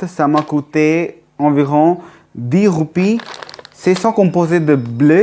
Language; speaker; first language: French; non-native, learner; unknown